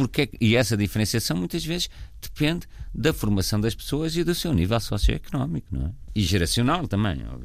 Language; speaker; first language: Portuguese; native; Portuguese